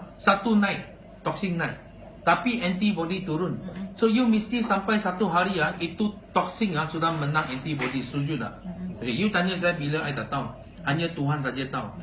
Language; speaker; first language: Malay; non-native, local second language; Chinese